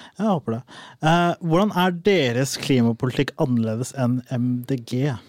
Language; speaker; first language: Norwegian; early bilingual, other home language; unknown